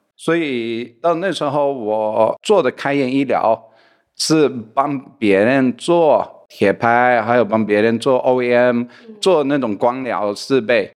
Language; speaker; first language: Chinese; non-native, fluent; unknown